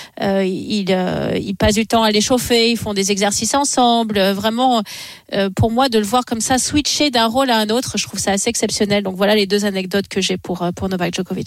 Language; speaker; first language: French; native; French